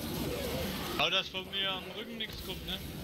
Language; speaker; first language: German; native; German